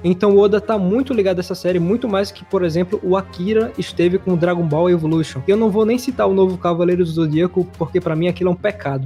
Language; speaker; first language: Portuguese; native; Portuguese